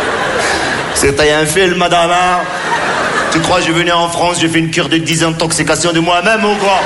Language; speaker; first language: French; native; French